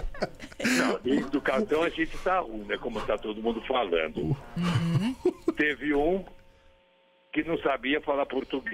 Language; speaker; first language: Portuguese; native; Portuguese